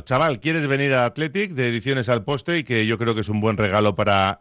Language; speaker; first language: Spanish; native; Spanish